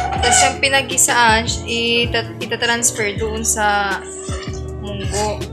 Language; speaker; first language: Filipino; non-native, local second language; Pangasinan